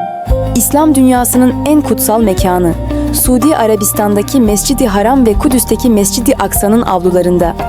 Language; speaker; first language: Turkish; native; Turkish